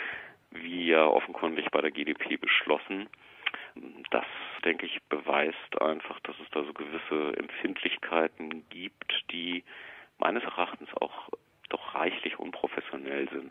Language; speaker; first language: German; native; German